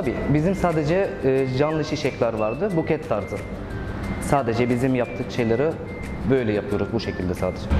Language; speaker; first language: Turkish; non-native, learner; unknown